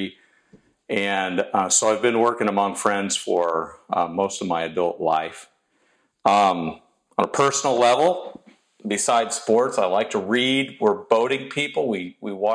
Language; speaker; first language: English; native; English